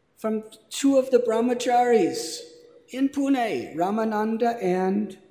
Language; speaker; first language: English; native; English